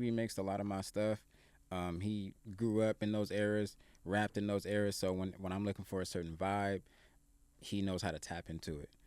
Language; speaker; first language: English; native; English